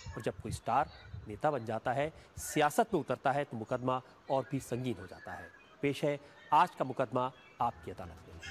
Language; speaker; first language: Hindi; native; Hindi